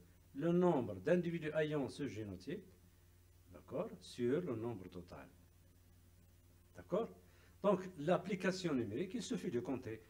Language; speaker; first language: French; non-native, local second language; Arabic